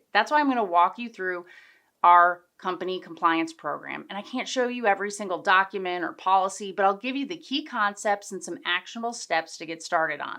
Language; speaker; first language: English; native; English